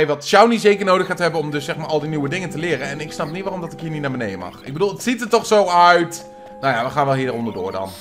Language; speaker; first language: Dutch; native; Dutch